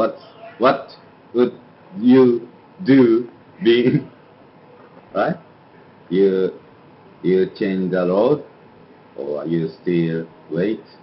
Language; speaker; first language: English; non-native, learner; Japanese